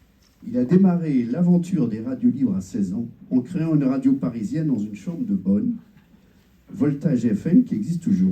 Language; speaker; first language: French; native; French